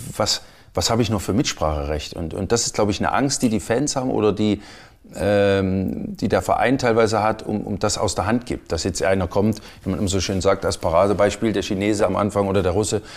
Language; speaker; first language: German; native; German